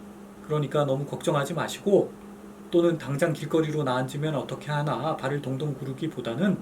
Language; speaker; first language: Korean; native; Korean